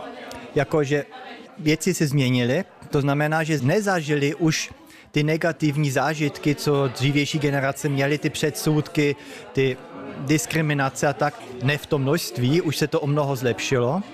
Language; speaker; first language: Czech; early bilingual, heritage; Czech